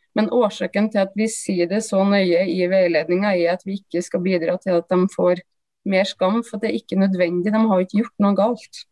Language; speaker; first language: Norwegian; native; Norwegian